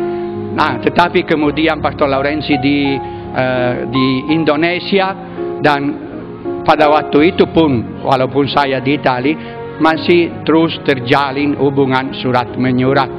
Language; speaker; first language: Indonesian; non-native, fluent; Italian